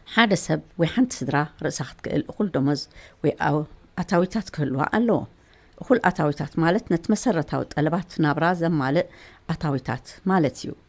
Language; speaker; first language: Tigrinya; native; Tigrinya